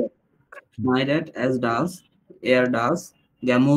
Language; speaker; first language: German; non-native, learner; Bangla